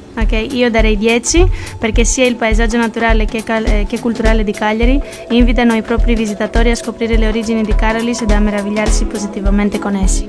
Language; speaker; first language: Italian; non-native, fluent; Albanian